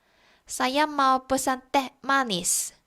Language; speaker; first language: Indonesian; non-native, fluent; Korean